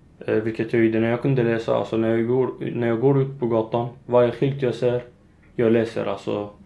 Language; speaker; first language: Swedish; non-native, fluent; Arabic